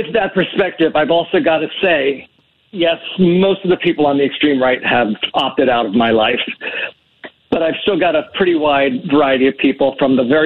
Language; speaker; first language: English; native; English